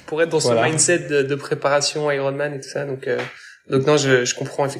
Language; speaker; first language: French; native; French